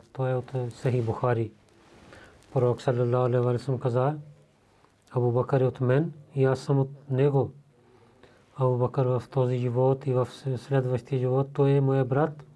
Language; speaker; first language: Bulgarian; non-native, learner; Urdu